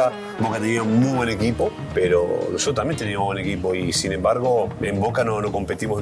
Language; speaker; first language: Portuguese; non-native, learner; Spanish